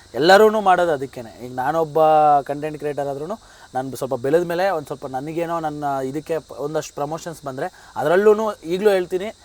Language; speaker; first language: Kannada; native; Kannada